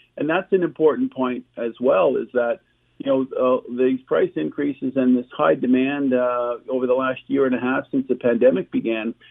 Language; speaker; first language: English; native; English